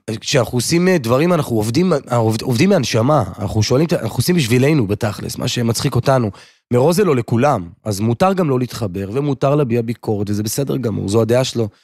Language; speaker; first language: Hebrew; native; Hebrew